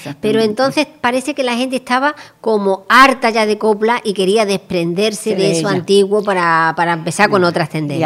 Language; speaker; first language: Spanish; native; Spanish